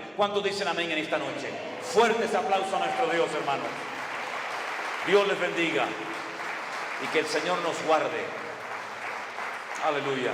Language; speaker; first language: Spanish; native; Spanish